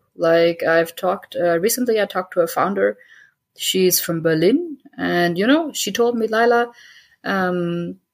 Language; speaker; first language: English; early bilingual, heritage; German